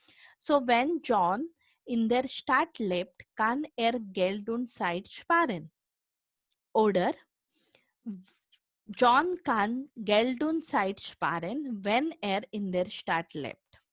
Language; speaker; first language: German; non-native, fluent; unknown